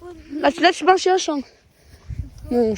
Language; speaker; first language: French; native; French